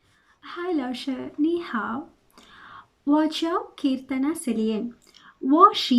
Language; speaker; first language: Chinese; non-native, learner; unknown